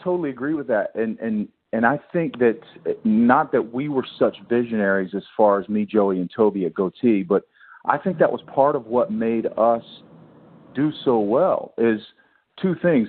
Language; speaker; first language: English; native; English